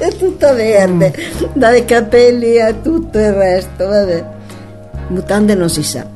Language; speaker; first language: Italian; native; Italian